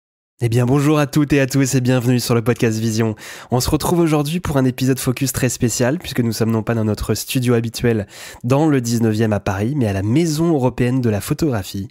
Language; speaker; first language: French; native; French